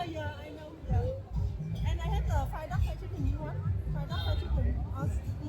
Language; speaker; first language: English; non-native, learner; Vietnamese